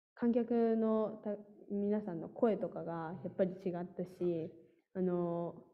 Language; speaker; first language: Japanese; native; Japanese